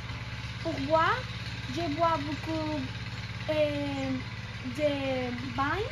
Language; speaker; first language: French; non-native, learner; Spanish